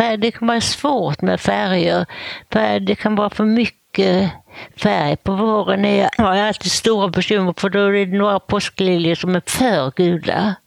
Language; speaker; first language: Swedish; native; Swedish